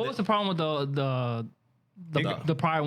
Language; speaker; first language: English; early bilingual, other home language; Spanish